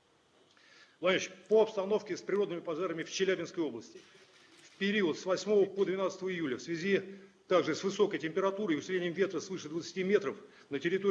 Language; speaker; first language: Russian; native; Russian